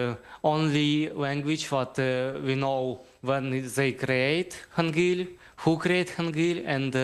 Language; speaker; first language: English; non-native, learner; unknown